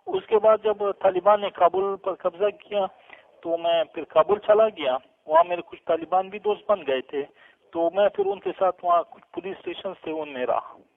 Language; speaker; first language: Urdu; non-native, local second language; Pashto